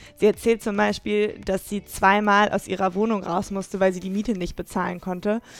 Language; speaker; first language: German; native; German